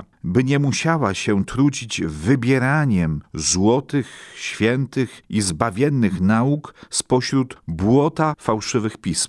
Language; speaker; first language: Polish; native; Polish